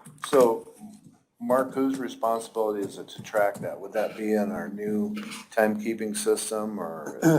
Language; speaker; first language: English; native; English